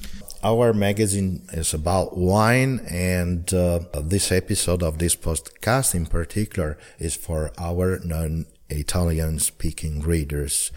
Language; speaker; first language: English; non-native, fluent; Italian